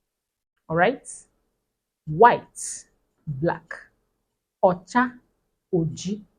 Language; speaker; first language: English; non-native, local second language; Igbo